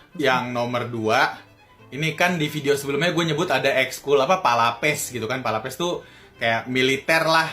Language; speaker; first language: Indonesian; native; Indonesian